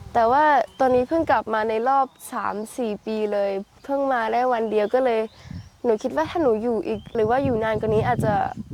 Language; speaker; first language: Thai; early bilingual, heritage; Thai